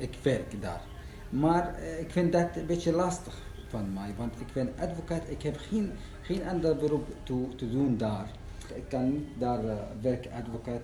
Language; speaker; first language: Dutch; non-native, learner; Arabic